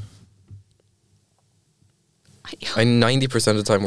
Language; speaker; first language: English; non-native, fluent; Norwegian